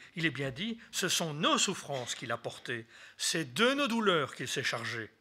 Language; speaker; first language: French; native; French